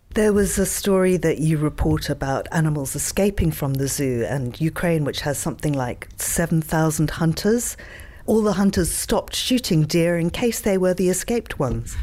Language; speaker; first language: English; native; English